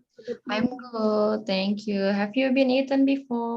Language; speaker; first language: English; non-native, learner; Indonesian